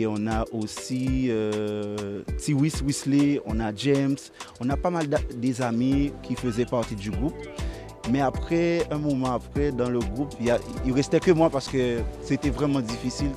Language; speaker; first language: French; non-native, local second language; Haitian Creole